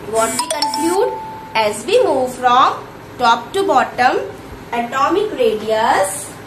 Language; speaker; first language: English; non-native, local second language; Hindi